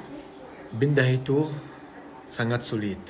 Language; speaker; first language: Indonesian; non-native, fluent; Arabic